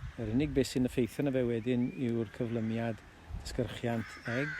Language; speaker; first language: Welsh; native; Welsh